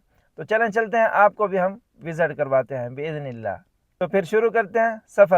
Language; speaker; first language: Hindi; native; Hindi